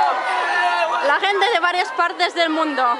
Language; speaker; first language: Spanish; non-native, fluent; Polish